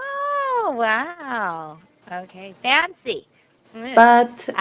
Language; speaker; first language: English; non-native, fluent; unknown